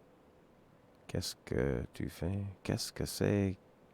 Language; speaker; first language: French; non-native, learner; English